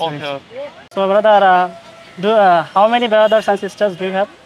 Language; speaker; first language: English; non-native, learner; Bangla